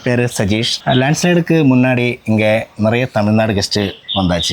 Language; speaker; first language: Tamil; non-native, learner; Malayalam